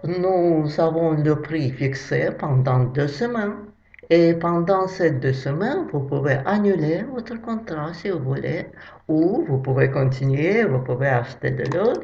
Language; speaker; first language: French; non-native, fluent; Russian